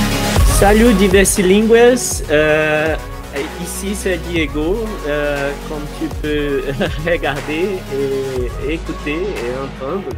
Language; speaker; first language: French; non-native, learner; Portuguese